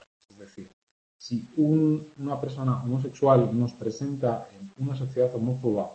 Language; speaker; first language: Spanish; native; Spanish